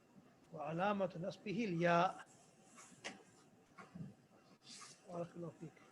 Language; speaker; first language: Arabic; non-native, fluent; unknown